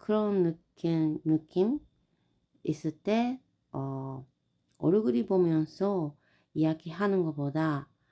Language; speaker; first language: Korean; non-native, learner; Japanese